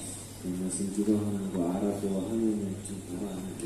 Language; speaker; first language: Korean; non-native, learner; Indonesian